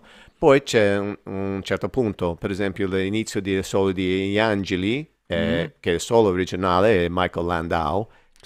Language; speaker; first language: Italian; non-native, learner; English